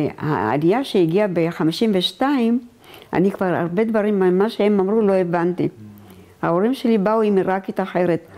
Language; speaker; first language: Hebrew; native; Hebrew